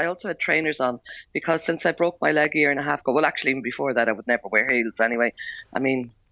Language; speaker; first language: English; native; English